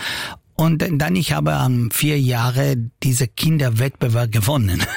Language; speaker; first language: German; non-native, local second language; Italian